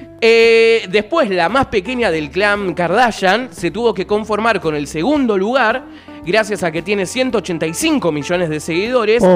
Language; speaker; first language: Spanish; native; Spanish